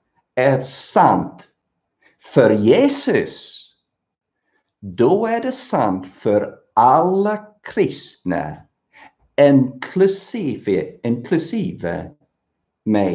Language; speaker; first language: Swedish; non-native, fluent; English